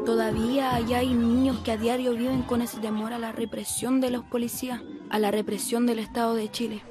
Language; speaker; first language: Spanish; native; Spanish